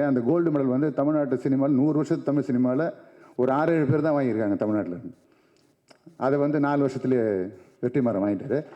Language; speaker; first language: Tamil; native; Tamil